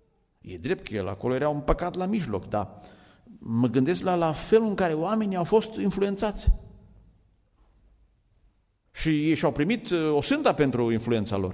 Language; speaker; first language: Romanian; native; Romanian